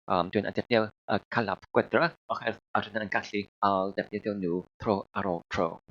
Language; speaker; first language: Welsh; non-native, learner; Filipino